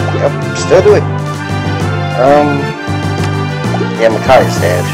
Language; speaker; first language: English; native; English